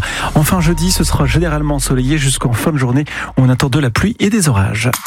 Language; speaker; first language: French; native; French